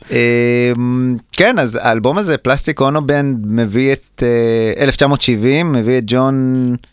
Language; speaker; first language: Hebrew; native; Hebrew